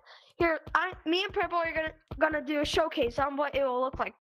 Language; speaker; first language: English; native; English